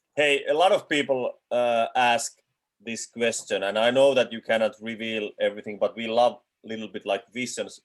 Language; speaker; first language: English; non-native, fluent; Finnish